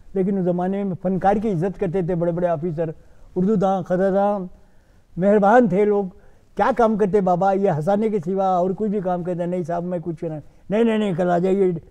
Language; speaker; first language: Hindi; non-native, local second language; Urdu